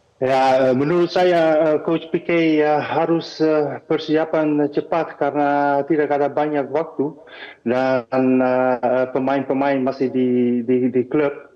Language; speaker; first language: Indonesian; non-native, fluent; Dutch